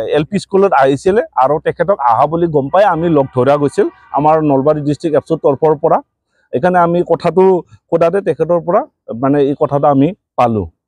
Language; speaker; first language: Assamese; non-native, local second language; Bodo